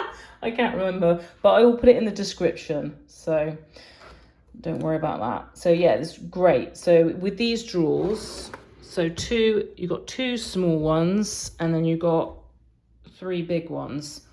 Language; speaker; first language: English; native; English